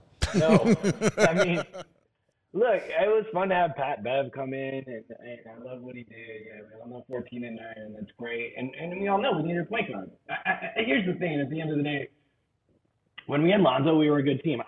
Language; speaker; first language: English; native; English